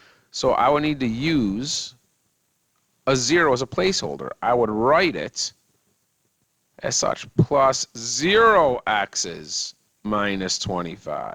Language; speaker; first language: English; native; English